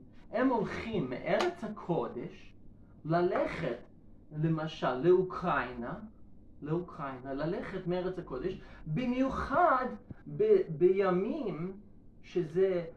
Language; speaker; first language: Hebrew; non-native, learner; Russian